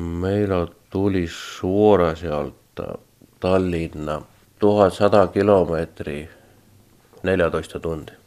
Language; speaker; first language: Finnish; non-native, learner; Estonian